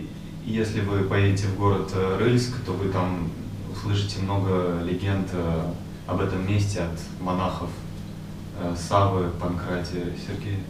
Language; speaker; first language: Russian; native; Russian